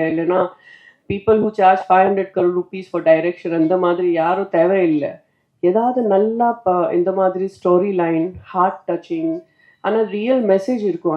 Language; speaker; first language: Tamil; non-native, fluent; Hindi